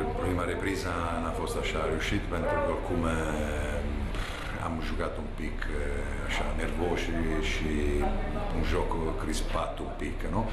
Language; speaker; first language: Romanian; non-native, fluent; Italian